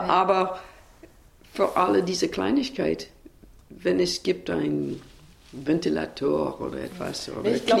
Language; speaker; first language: German; non-native, learner; English